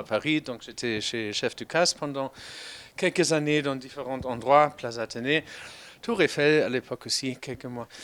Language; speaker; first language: French; non-native, fluent; German